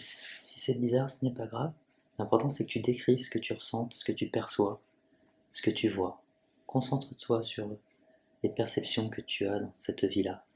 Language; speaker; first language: French; native; French